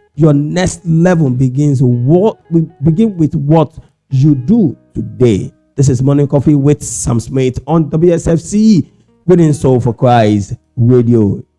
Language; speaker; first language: English; non-native, local second language; Yoruba